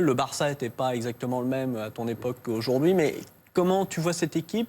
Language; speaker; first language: French; native; French